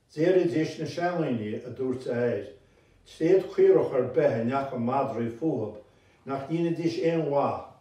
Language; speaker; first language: Irish; native; Irish